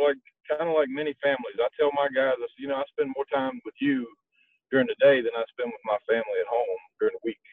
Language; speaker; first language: English; native; English